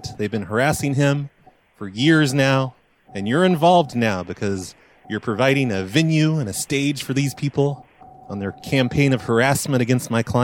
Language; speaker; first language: English; native; English